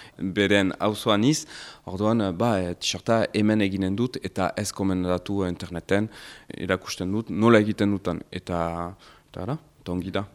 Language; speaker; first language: Basque; non-native, local second language; French